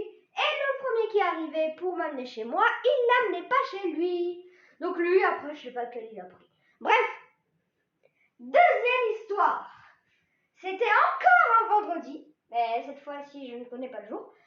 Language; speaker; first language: French; native; French